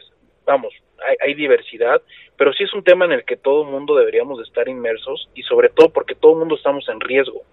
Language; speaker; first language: Spanish; native; Spanish